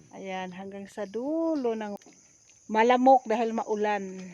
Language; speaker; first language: Filipino; non-native, local second language; Cebuano